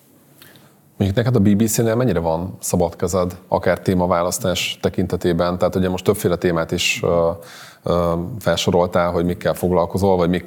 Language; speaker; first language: Hungarian; native; Hungarian